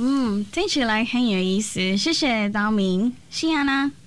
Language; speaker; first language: Chinese; non-native, fluent; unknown